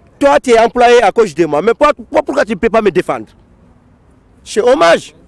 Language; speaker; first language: French; non-native, local second language; Fula